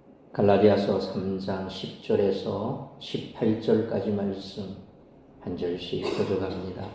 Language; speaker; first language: Korean; native; Korean